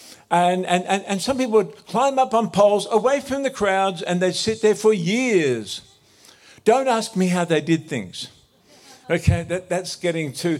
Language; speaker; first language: English; native; English